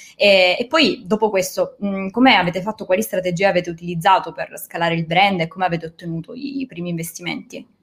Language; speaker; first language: Italian; native; Italian